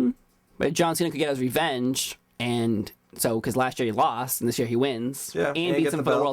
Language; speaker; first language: English; native; English